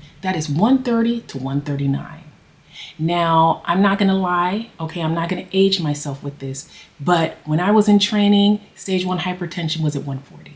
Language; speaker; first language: English; native; English